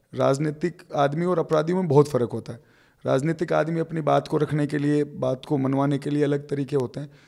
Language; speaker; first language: Hindi; native; Hindi